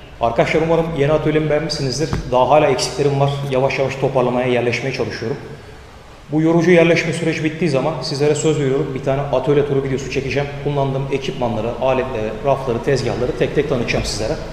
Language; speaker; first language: Turkish; native; Turkish